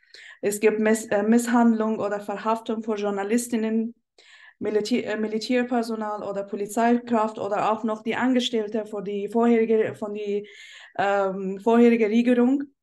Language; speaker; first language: German; non-native, fluent; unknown